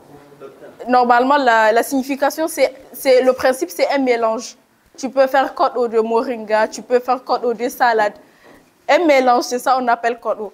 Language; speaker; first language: French; non-native, local second language; Hausa